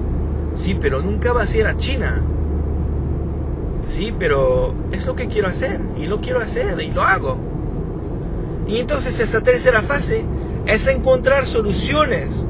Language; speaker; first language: Spanish; non-native, fluent; French